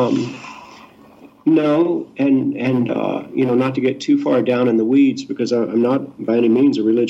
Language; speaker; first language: English; native; English